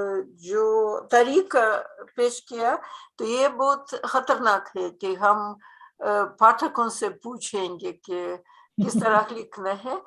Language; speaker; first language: Hindi; non-native, fluent; Russian